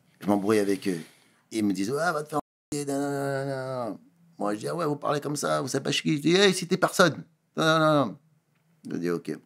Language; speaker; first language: French; early bilingual, other home language; Kabuverdianu